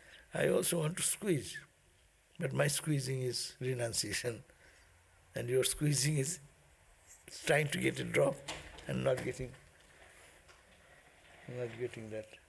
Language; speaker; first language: English; non-native, local second language; Bangla